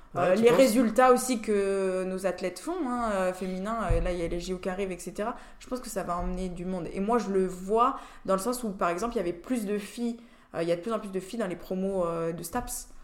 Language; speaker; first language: French; native; French